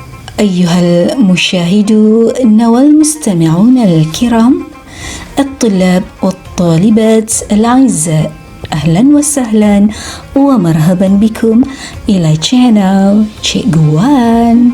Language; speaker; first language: Arabic; non-native, fluent; Malay